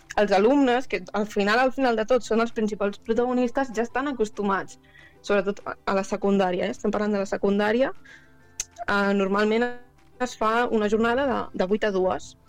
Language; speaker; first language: Catalan; native; Catalan